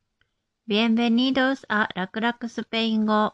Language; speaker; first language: Spanish; non-native, fluent; Japanese